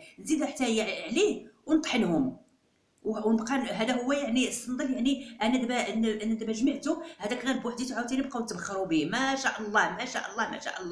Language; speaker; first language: Arabic; native; Arabic